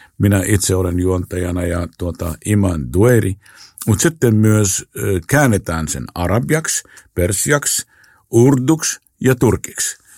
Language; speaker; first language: Finnish; non-native, fluent; Arabic